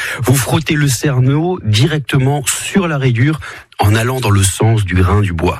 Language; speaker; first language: French; native; French